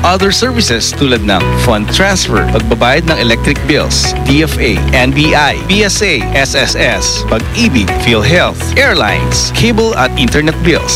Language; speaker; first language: Filipino; native; Filipino